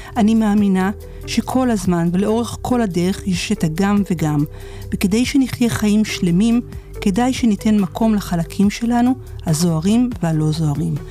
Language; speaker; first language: Hebrew; native; Hebrew